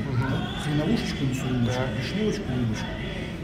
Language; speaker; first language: Russian; native; Russian